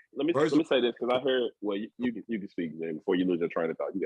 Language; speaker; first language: English; native; English